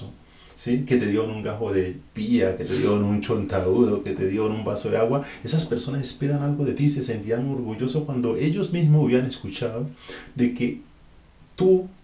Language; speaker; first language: Spanish; native; Spanish